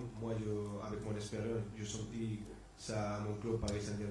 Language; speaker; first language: French; non-native, fluent; Spanish